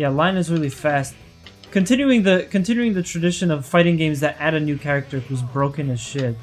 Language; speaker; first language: English; native; English